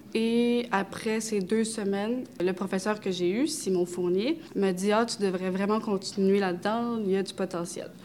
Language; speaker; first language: French; early bilingual, other home language; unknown